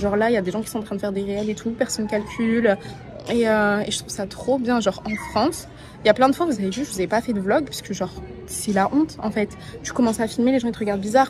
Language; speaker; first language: French; native; French